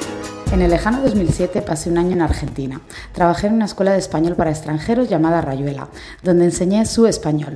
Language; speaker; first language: Spanish; native; Spanish